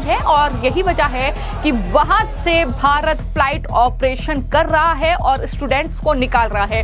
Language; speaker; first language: Hindi; native; Hindi